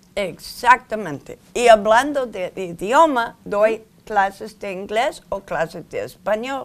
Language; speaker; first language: Spanish; non-native, fluent; English